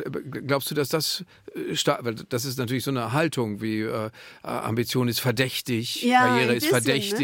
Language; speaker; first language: German; native; German